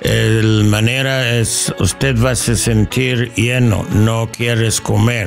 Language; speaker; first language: Spanish; non-native, learner; English